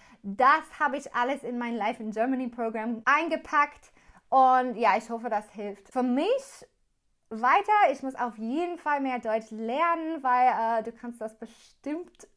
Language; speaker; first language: German; non-native, learner; English